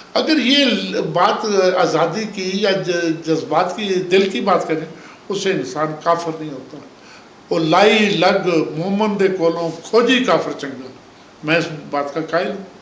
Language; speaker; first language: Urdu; non-native, local second language; Punjabi